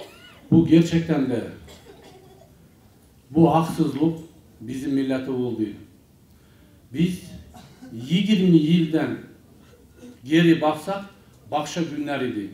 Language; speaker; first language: Turkish; early bilingual, heritage; Turkish